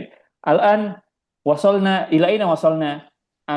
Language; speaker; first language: Arabic; non-native, fluent; Indonesian